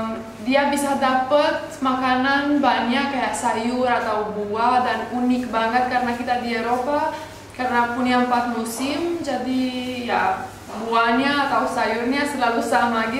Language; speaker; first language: Indonesian; non-native, fluent; Romanian